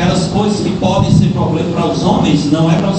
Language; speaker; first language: Portuguese; native; Portuguese